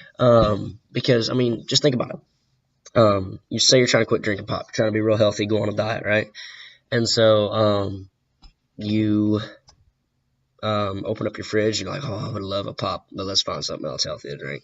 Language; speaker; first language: English; native; English